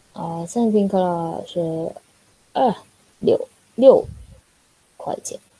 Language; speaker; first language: Chinese; non-native, learner; Indonesian